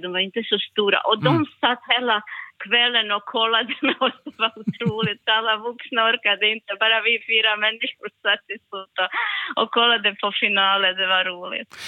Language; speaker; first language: Swedish; non-native, learner; Bosnian